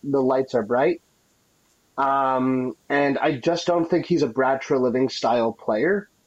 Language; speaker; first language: English; native; English